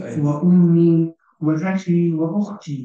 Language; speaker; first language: Arabic; non-native, learner; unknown